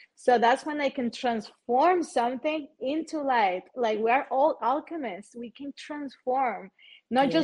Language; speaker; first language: English; non-native, fluent; Spanish